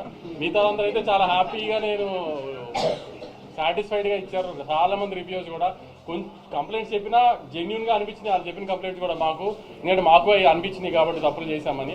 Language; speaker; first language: Telugu; native; Telugu